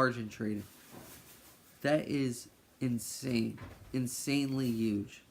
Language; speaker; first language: English; native; English